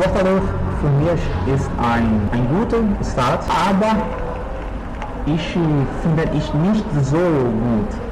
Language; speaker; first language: German; non-native, learner; Portuguese